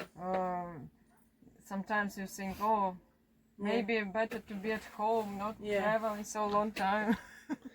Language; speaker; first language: English; non-native, learner; Ukrainian